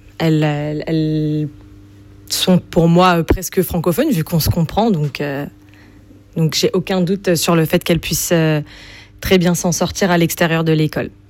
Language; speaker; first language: French; native; French